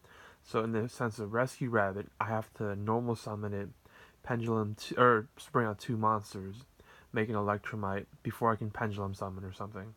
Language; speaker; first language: English; native; English